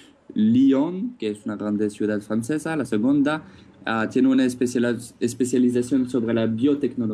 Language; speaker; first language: Spanish; non-native, fluent; French